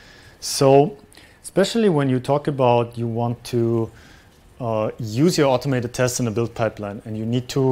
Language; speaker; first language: English; non-native, fluent; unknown